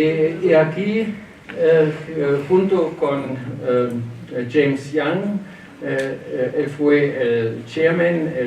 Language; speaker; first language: Spanish; non-native, learner; German